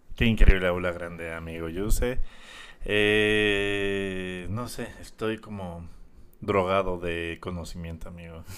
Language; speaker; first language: Spanish; native; Spanish